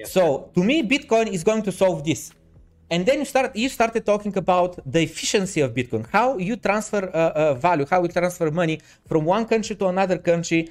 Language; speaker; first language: English; non-native, fluent; Bulgarian